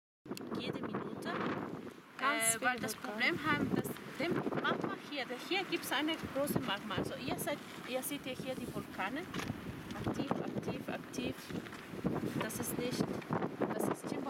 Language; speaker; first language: German; non-native, learner; Spanish